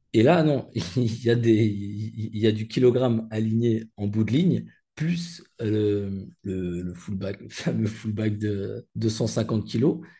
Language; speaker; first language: French; native; French